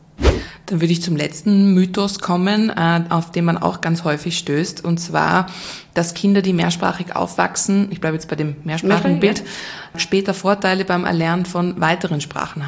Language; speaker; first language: German; native; German